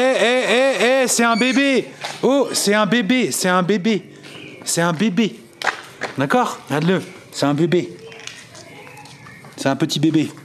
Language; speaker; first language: French; native; French